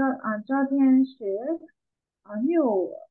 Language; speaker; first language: Chinese; non-native, learner; Burmese